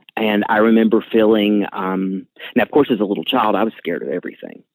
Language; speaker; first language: English; native; English